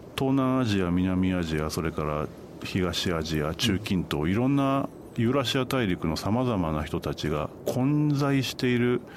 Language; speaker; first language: Japanese; native; Japanese